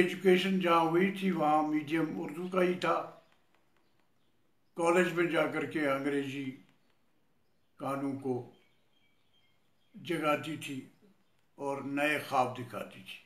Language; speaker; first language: Urdu; non-native, local second language; Kashmiri